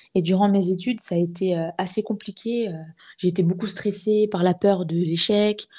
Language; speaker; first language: French; native; French